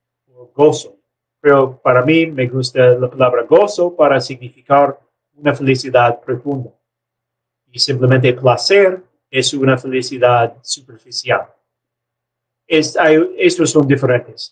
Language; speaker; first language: Spanish; non-native, learner; English